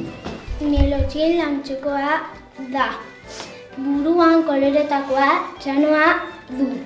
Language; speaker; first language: Basque; non-native, local second language; Spanish